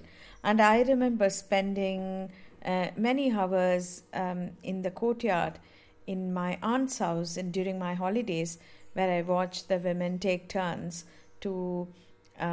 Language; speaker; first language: English; non-native, local second language; Tamil